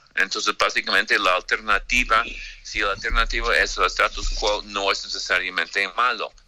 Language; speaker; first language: Spanish; non-native, fluent; English